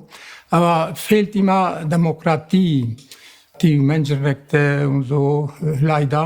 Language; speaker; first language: German; non-native, learner; Kurdish